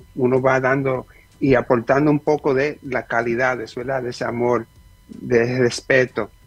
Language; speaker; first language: Spanish; early bilingual, heritage; Spanish